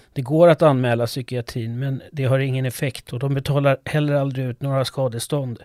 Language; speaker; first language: Swedish; non-native, fluent; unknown